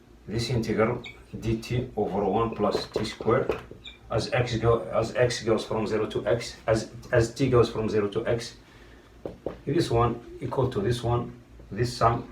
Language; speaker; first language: English; non-native, fluent; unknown